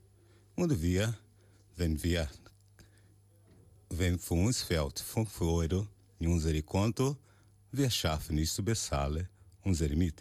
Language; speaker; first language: German; non-native, learner; Portuguese